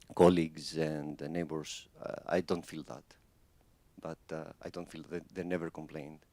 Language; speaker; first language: English; non-native, fluent; Greek